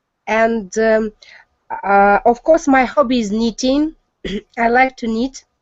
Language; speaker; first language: English; non-native, learner; Russian